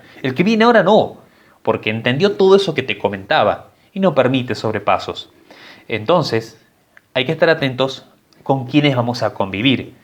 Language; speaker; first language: Spanish; native; Spanish